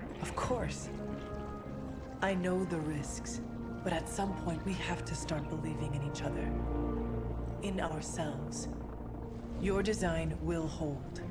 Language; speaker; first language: English; native; English